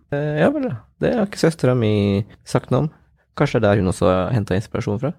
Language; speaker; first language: Norwegian; native; Norwegian